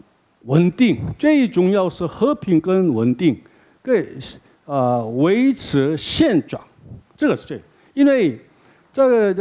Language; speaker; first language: Chinese; non-native, learner; Korean